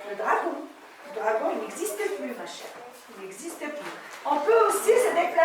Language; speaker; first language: French; non-native, local second language; Arabic